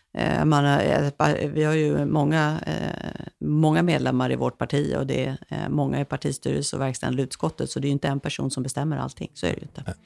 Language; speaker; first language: Swedish; native; Swedish